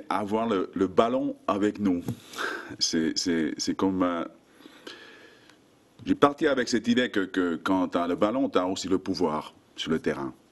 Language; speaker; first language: French; non-native, fluent; Finnish